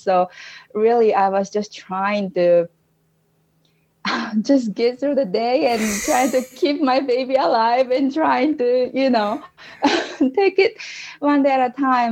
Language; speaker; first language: English; non-native, fluent; Japanese